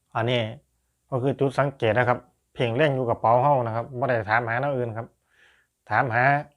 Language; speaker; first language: Thai; native; Thai